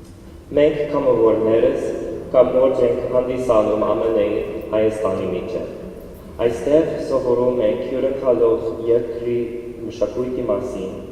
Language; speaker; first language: Armenian; non-native, learner; English